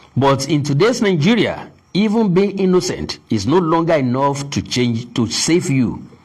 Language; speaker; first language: English; non-native, local second language; Yoruba